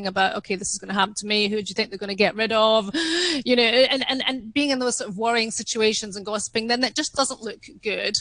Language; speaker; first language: English; native; English